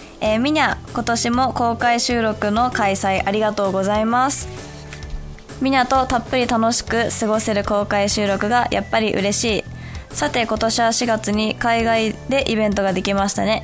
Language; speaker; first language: Japanese; early bilingual, other home language; English